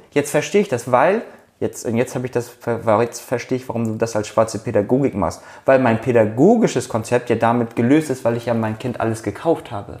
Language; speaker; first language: German; early bilingual, other home language; Turkish